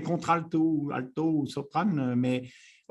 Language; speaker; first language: French; native; French